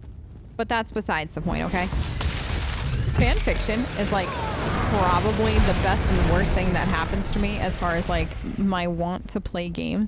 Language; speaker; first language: English; native; English